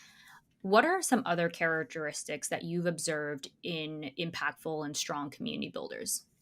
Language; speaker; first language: English; native; English